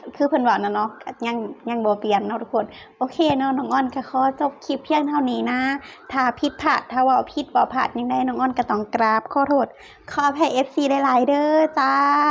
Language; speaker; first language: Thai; non-native, local second language; Lao